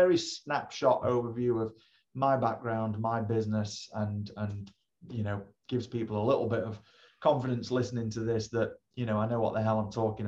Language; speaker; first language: English; native; English